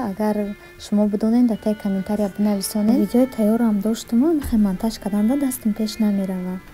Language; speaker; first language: Tajik; early bilingual, heritage; Tajik